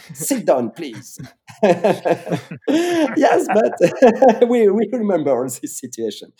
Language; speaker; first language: English; non-native, fluent; French